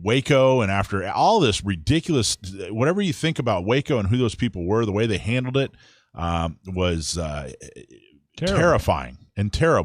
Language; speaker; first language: English; native; English